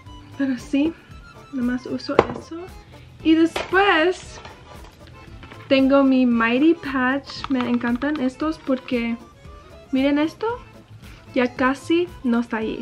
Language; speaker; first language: Spanish; early bilingual, heritage; Spanish